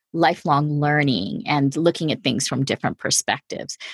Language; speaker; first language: English; native; English